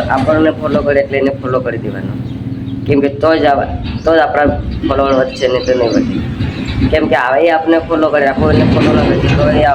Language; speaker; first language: Gujarati; non-native, local second language; Bhili